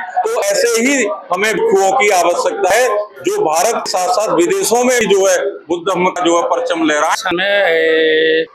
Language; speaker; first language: Hindi; native; Hindi